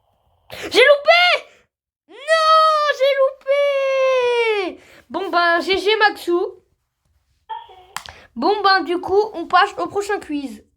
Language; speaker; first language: French; native; French